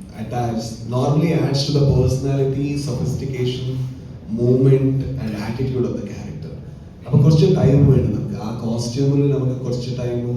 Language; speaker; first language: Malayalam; non-native, learner; Kannada